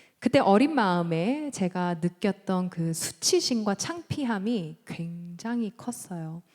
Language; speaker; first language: Korean; early bilingual, heritage; Korean